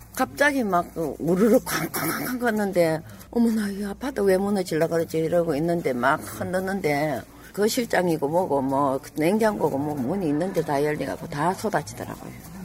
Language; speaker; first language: Korean; native; Korean